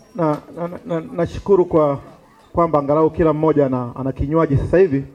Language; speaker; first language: Swahili; native; Swahili